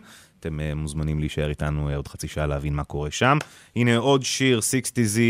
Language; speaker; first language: Hebrew; native; Hebrew